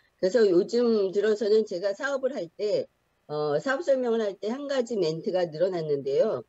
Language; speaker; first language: Korean; native; Korean